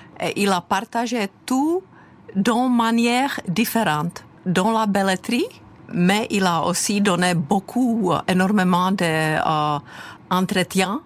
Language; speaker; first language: French; non-native, fluent; Czech